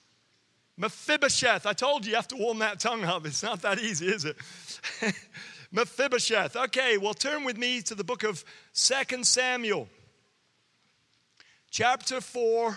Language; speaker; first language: English; native; English